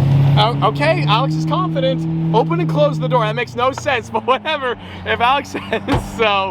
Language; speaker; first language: English; native; English